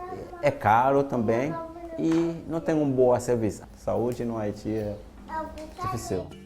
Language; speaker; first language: Portuguese; non-native, learner; Haitian Creole